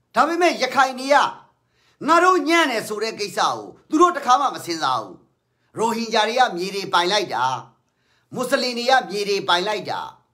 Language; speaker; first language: Burmese; native; Burmese